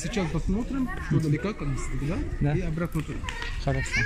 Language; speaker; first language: Russian; non-native, learner; Arabic